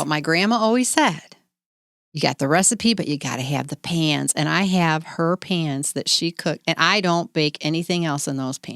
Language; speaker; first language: English; native; English